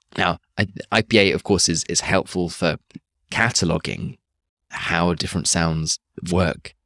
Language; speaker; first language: English; native; English